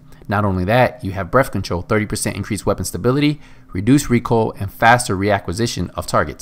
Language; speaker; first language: English; native; English